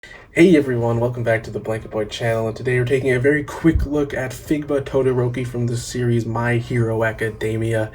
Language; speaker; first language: English; native; English